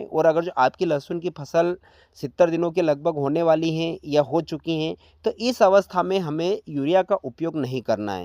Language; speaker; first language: Hindi; native; Hindi